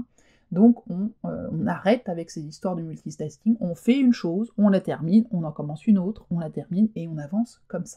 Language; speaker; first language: French; native; French